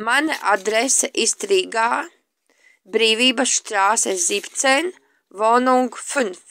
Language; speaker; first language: German; non-native, fluent; Latvian